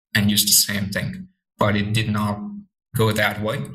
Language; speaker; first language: English; non-native, fluent; Morisyen